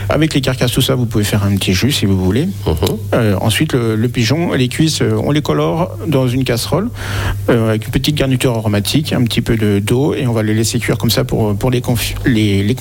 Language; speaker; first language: French; native; French